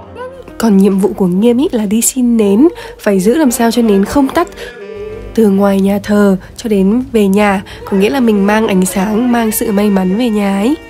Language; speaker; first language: Vietnamese; native; Vietnamese